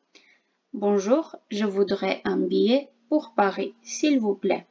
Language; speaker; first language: French; non-native, fluent; Armenian